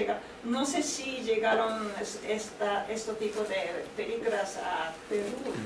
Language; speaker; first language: Spanish; non-native, fluent; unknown